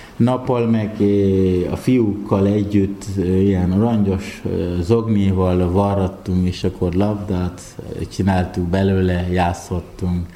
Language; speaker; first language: Hungarian; non-native, fluent; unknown